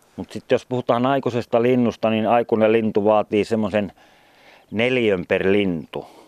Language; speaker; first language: Finnish; native; Finnish